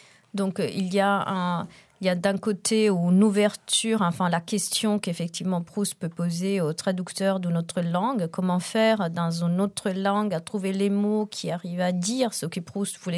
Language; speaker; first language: French; non-native, fluent; Italian